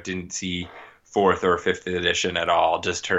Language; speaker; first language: English; native; English